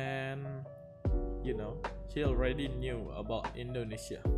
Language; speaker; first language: English; non-native, learner; Indonesian